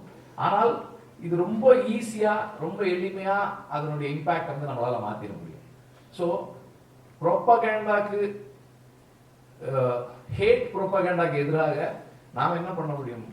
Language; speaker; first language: Tamil; native; Tamil